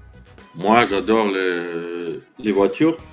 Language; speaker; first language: French; non-native, learner; Russian